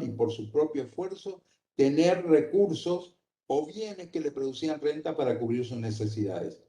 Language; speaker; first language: Spanish; native; Spanish